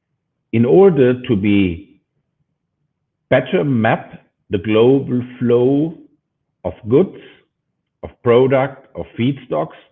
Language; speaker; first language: English; non-native, fluent; German